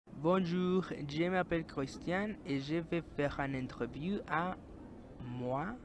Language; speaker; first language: French; non-native, learner; Spanish